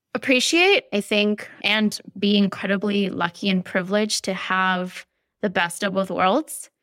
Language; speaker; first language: English; early bilingual, other home language; Spanish